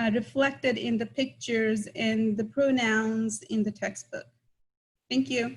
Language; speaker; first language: English; non-native, local second language; Punjabi